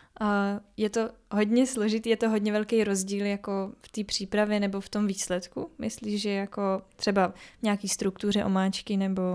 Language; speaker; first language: Czech; native; Czech